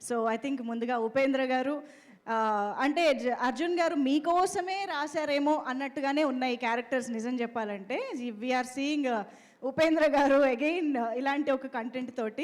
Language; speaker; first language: Telugu; native; Telugu